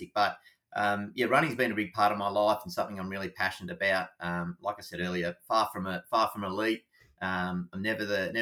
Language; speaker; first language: English; native; English